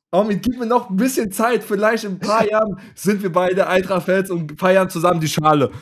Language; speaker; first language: German; native; German